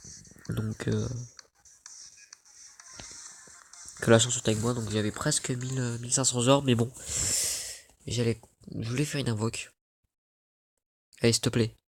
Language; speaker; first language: French; native; French